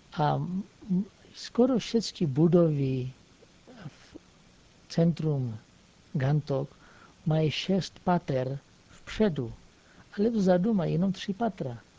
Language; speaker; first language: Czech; native; Czech